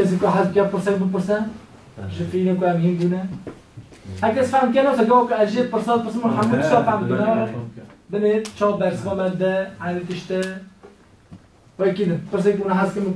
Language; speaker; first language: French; non-native, fluent; Kurdish